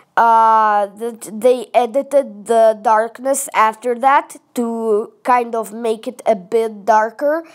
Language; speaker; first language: English; non-native, fluent; Russian